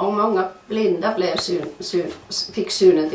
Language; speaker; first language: Swedish; non-native, fluent; Finnish